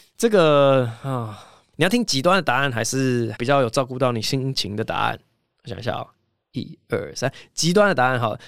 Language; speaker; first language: Chinese; native; Chinese